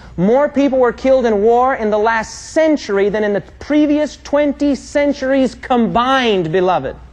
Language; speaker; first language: English; native; English